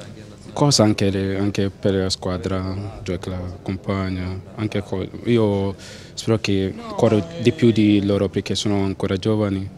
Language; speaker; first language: Italian; non-native, learner; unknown